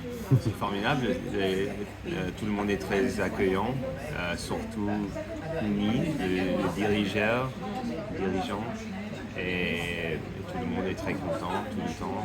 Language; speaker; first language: French; non-native, fluent; English